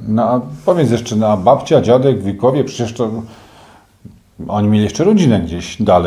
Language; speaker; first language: Polish; native; Polish